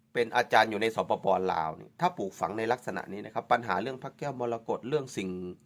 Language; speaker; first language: Thai; native; Thai